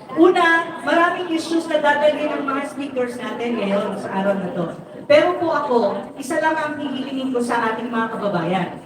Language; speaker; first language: Filipino; non-native, local second language; Waray